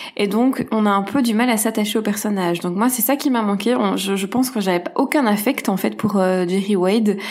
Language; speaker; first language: French; native; French